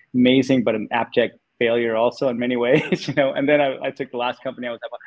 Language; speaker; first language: English; non-native, fluent; Danish